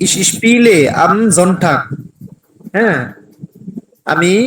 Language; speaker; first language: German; non-native, learner; Bangla